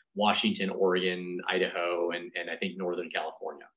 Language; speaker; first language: English; native; English